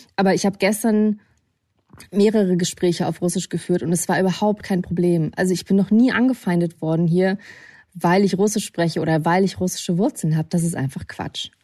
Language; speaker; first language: German; early bilingual, other home language; Russian